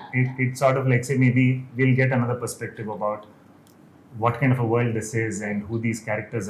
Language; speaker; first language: English; non-native, local second language; Kannada